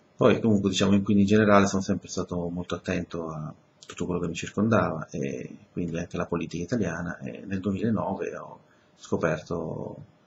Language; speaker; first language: Italian; early bilingual, other home language; Spanish